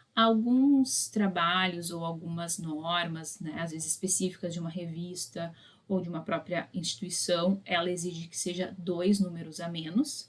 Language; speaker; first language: Portuguese; native; Portuguese